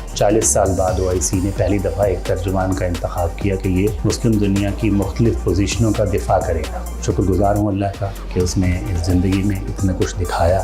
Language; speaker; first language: Urdu; non-native, local second language; Saraiki